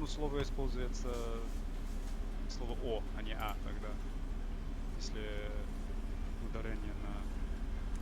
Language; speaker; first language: Russian; non-native, learner; English